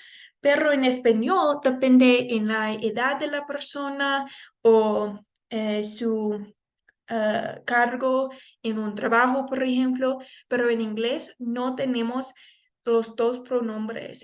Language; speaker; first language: Spanish; non-native, fluent; English